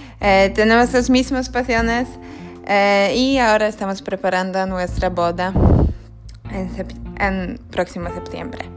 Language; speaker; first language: Spanish; non-native, learner; Polish